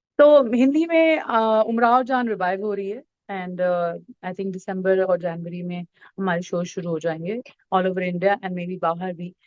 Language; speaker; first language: Hindi; non-native, local second language; Bhojpuri